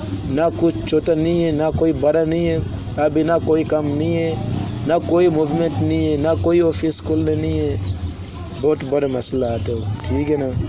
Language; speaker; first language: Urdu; non-native, learner; Swahili